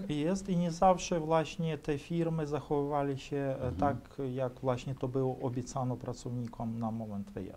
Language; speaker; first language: Polish; non-native, fluent; Ukrainian